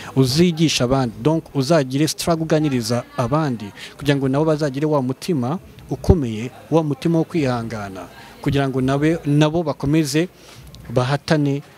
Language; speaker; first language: Kinyarwanda; early bilingual, heritage; Kinyarwanda